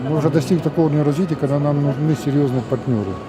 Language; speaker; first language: Russian; native; Russian